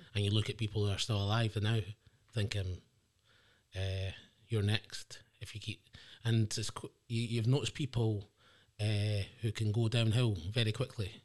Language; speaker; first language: English; native; English